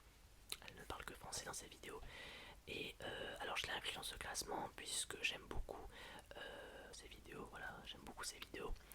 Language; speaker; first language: French; native; French